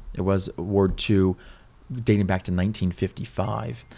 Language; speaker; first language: English; native; English